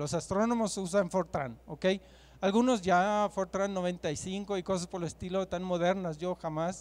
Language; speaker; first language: Spanish; non-native, fluent; German